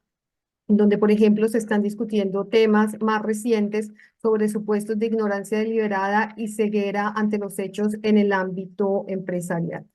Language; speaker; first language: Spanish; native; Spanish